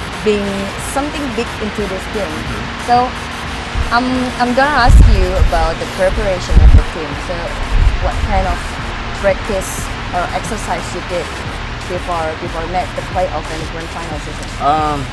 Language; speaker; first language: English; non-native, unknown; Indonesian